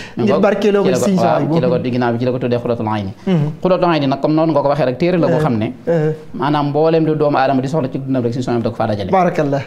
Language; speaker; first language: Wolof; native; Wolof